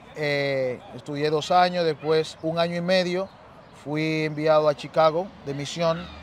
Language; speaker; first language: Spanish; native; Spanish